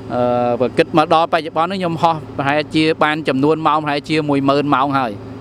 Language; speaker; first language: Khmer; native; Khmer